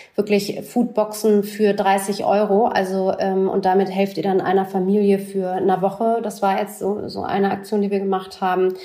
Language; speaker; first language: German; native; German